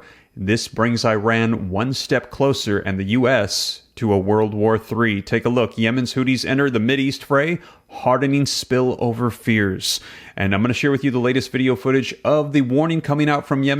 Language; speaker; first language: English; native; English